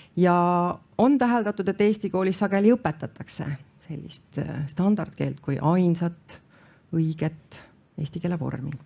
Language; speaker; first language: Estonian; native; Estonian